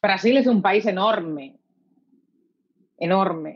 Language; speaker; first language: Spanish; native; Spanish